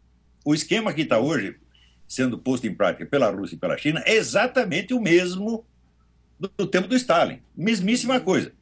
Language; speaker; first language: Portuguese; native; Portuguese